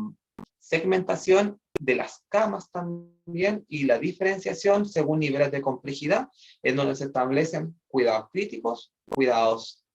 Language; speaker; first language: Spanish; native; Spanish